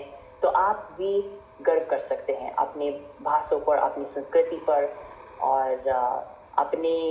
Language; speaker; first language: Hindi; non-native, fluent; English